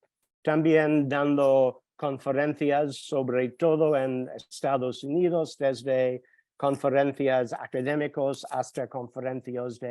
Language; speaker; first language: Spanish; non-native, fluent; English